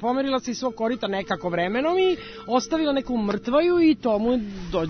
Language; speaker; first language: Serbian; native; Serbian